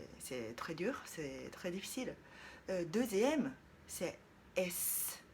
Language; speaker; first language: French; non-native, learner; Japanese